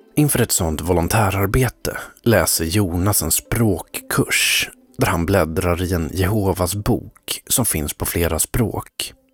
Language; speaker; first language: Swedish; native; Swedish